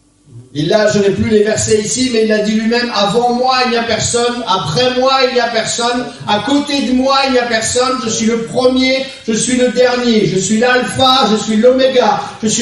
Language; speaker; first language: French; native; French